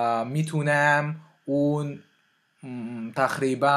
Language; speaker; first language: Persian; non-native, learner; French